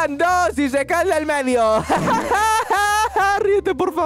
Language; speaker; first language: Spanish; native; Spanish